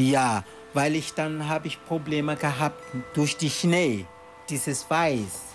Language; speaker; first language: German; non-native, fluent; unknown